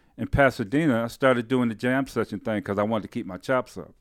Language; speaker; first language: English; native; English